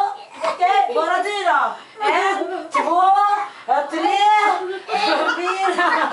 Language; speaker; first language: Swedish; non-native, learner; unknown